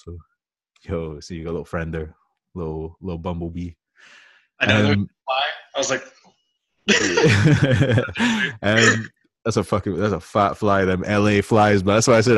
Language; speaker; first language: English; native; English